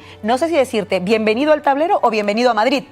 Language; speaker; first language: Spanish; native; Spanish